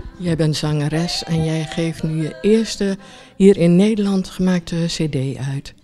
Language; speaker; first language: Dutch; native; Dutch